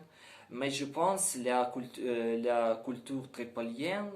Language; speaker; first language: French; non-native, learner; Ukrainian